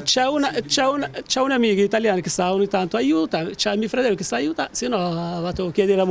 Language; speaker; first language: Italian; non-native, learner; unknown